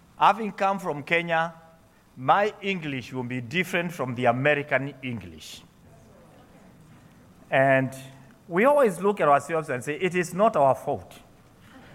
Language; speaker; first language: English; non-native, local second language; Kikuyu